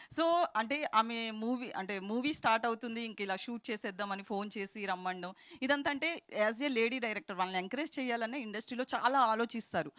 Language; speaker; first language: Telugu; native; Telugu